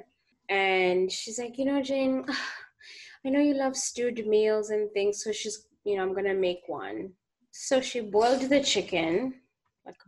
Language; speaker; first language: English; non-native, local second language; Ganda